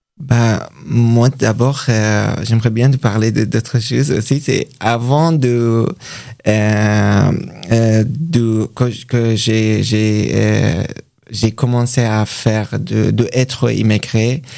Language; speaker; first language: French; non-native, learner; Persian